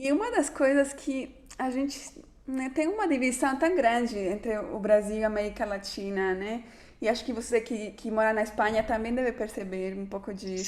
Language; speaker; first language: Portuguese; non-native, fluent; Spanish